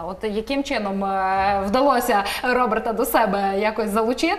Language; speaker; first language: Ukrainian; native; Ukrainian